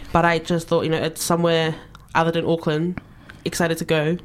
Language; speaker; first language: English; native; English